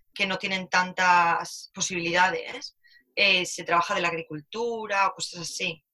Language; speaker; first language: Spanish; native; Spanish